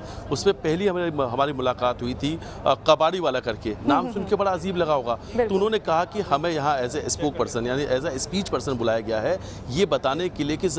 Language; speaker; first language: Hindi; native; Hindi